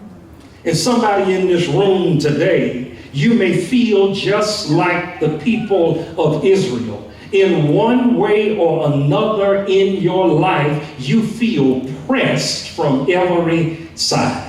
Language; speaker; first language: English; native; English